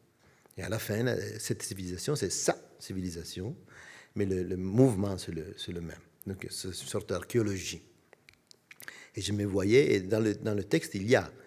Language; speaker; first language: French; non-native, fluent; Italian